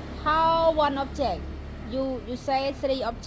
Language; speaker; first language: English; non-native, learner; Khmer